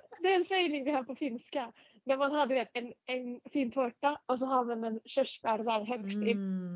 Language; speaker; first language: Swedish; non-native, fluent; Finnish